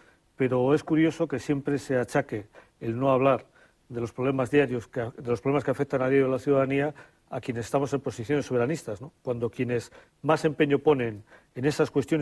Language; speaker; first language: Spanish; native; Spanish